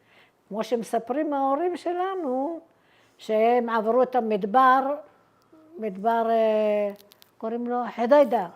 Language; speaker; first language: Hebrew; early bilingual, other home language; Arabic